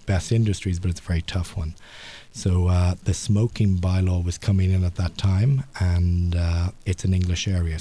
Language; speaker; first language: English; native; English